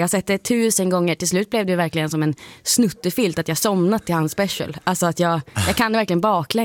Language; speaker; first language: Swedish; native; Swedish